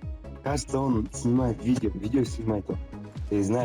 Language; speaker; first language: Russian; non-native, local second language; Kazakh